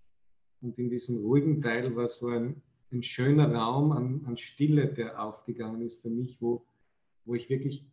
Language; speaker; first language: German; native; German